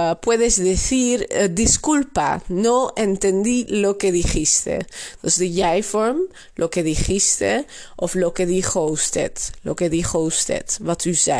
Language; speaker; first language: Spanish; non-native, fluent; Dutch